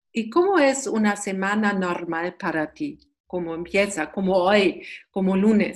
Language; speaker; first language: Spanish; non-native, learner; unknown